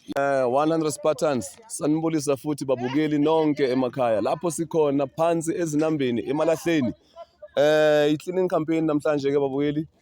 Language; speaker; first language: Zulu; native; Zulu